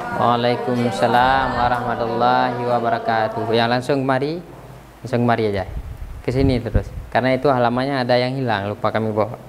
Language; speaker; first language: Malay; non-native, local second language; Achinese